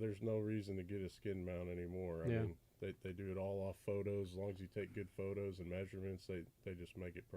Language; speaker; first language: English; native; English